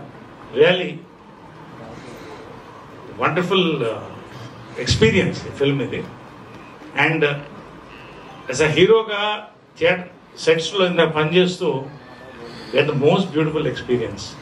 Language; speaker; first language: Telugu; native; Telugu